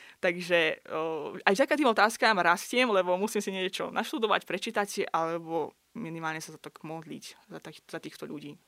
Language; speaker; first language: Slovak; non-native, fluent; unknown